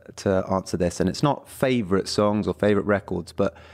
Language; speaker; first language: English; early bilingual, other home language; Portuguese